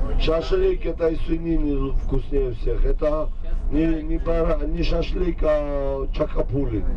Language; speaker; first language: Russian; non-native, local second language; Georgian